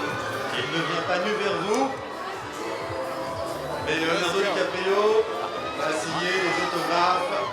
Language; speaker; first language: French; native; French